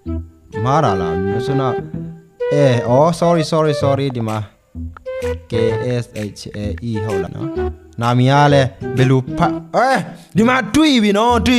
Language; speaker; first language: Burmese; non-native, local second language; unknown